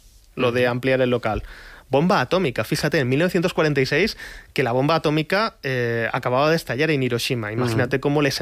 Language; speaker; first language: Spanish; native; Spanish